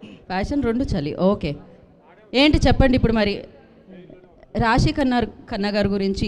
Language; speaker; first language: Telugu; native; Telugu